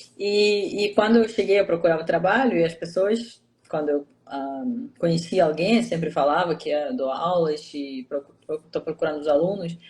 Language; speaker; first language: Portuguese; non-native, fluent; Russian